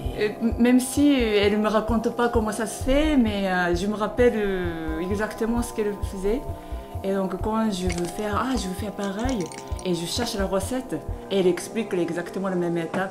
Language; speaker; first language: French; non-native, fluent; Japanese